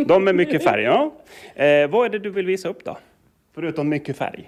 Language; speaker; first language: Swedish; native; Swedish